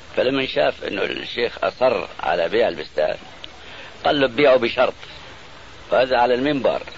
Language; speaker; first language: Arabic; native; Arabic